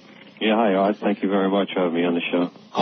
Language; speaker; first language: English; native; English